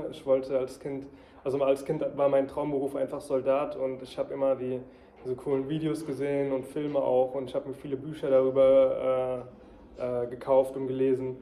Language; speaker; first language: German; early bilingual, heritage; German